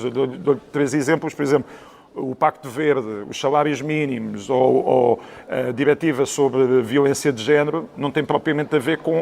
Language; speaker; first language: Portuguese; native; Portuguese